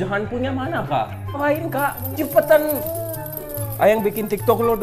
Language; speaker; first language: Indonesian; native; Indonesian